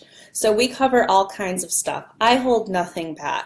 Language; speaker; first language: English; native; English